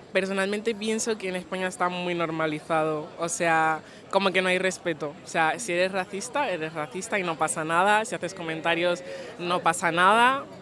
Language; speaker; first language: Spanish; early bilingual, other home language; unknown